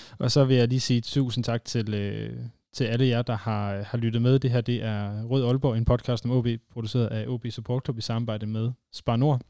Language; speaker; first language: Danish; native; Danish